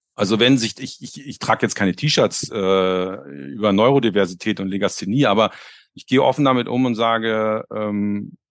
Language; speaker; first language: German; native; German